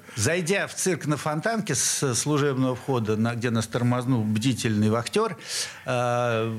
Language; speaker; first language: Russian; native; Russian